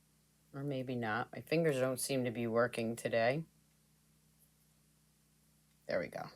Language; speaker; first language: English; native; English